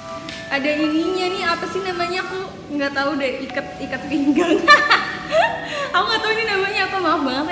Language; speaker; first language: Indonesian; native; Indonesian